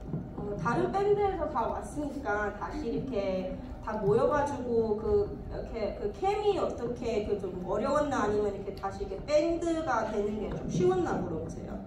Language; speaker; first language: Korean; early bilingual, heritage; English